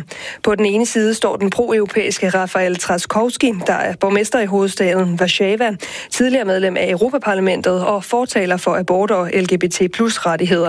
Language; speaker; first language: Danish; native; Danish